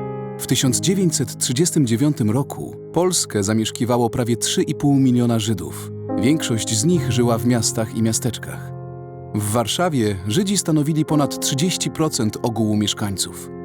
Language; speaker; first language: Polish; native; Polish